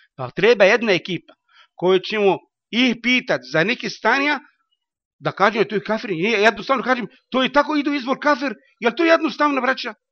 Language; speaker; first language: Bosnian; non-native, learner; Arabic